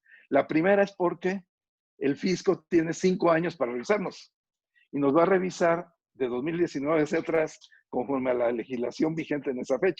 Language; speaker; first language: Spanish; native; Spanish